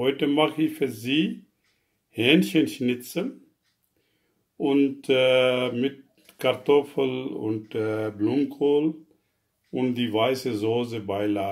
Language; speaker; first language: German; non-native, learner; Urdu